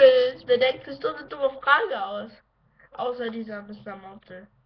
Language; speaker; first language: German; native; German